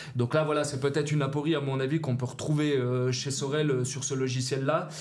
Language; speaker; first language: French; native; French